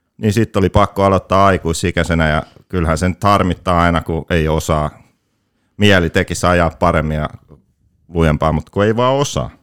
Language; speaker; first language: Finnish; early bilingual, other home language; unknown